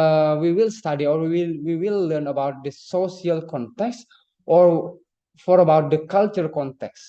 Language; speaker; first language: English; non-native, fluent; Indonesian